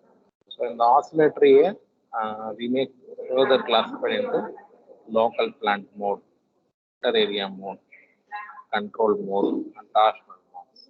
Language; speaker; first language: English; non-native, local second language; Tamil